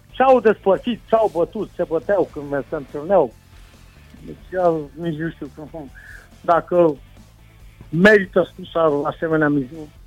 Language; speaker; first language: Romanian; non-native, local second language; Hungarian